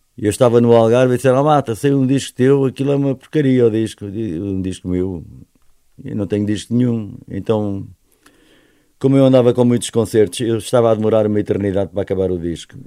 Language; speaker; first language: Portuguese; native; Portuguese